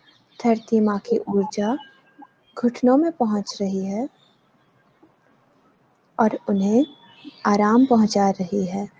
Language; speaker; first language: Hindi; native; Hindi